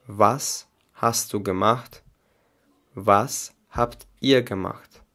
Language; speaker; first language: German; non-native, fluent; Albanian